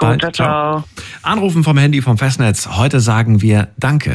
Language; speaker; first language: German; native; German